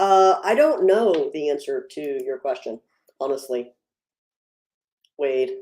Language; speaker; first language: English; native; English